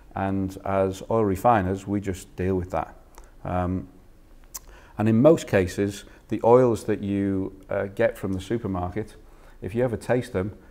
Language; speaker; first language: English; native; English